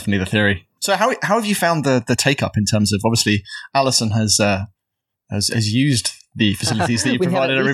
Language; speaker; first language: English; native; English